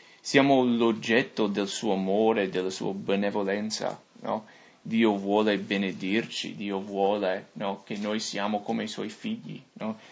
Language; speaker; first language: Italian; non-native, fluent; English